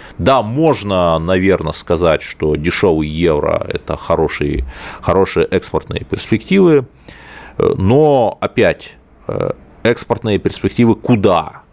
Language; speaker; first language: Russian; native; Russian